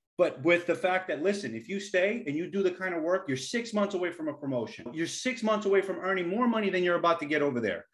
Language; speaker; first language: English; native; English